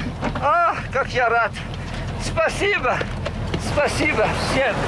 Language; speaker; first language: Russian; non-native, learner; French